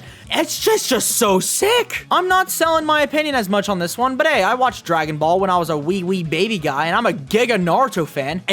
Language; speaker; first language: English; native; English